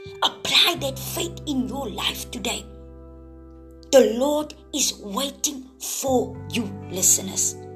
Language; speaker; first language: English; non-native, local second language; Afrikaans